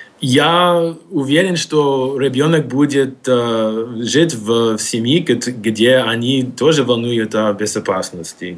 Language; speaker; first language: Russian; non-native, fluent; English